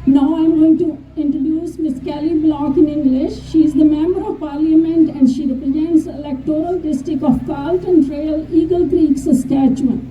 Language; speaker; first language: English; non-native, local second language; Punjabi